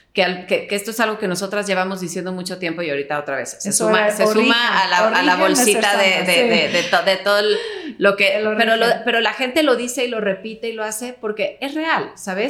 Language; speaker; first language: Spanish; native; Spanish